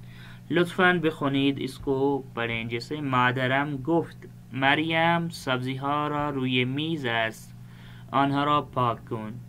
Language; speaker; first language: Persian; non-native, fluent; Urdu